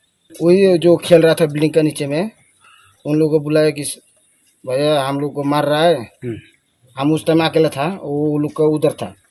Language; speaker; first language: Hindi; non-native, local second language; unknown